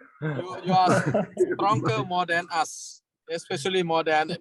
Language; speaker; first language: English; non-native, fluent; Thai